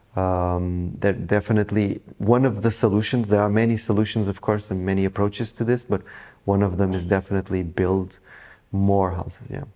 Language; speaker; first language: English; non-native, fluent; Portuguese